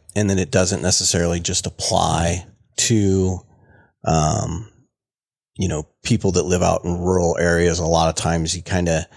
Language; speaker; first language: English; native; English